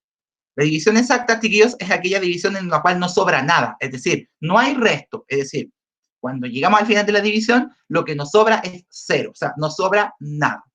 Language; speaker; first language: Spanish; native; Spanish